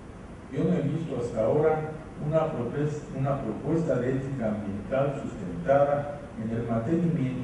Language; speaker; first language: Spanish; native; Spanish